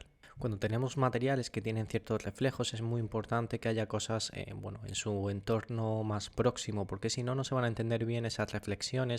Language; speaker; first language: Spanish; native; Spanish